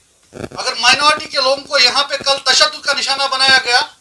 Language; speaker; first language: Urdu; non-native, local second language; Kashmiri